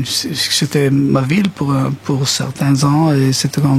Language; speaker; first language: French; non-native, fluent; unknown